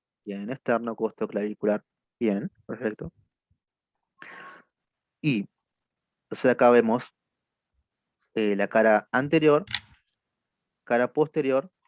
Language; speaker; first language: Spanish; native; Spanish